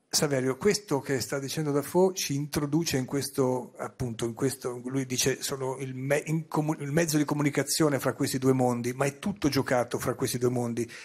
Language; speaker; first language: Italian; native; Italian